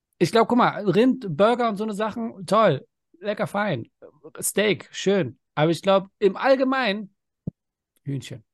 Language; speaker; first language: German; early bilingual, other home language; Persian